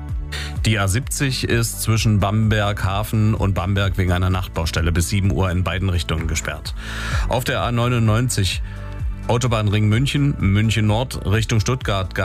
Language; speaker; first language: German; native; German